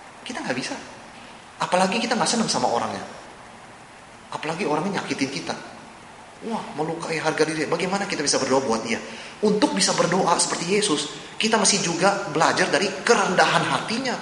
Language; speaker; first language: Indonesian; native; Indonesian